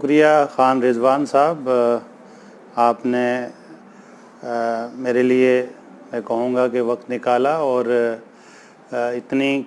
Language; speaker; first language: Urdu; native; Urdu